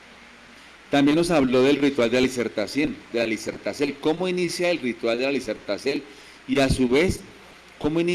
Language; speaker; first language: Spanish; native; Spanish